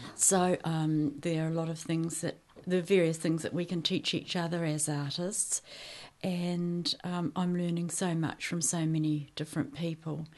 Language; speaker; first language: English; native; English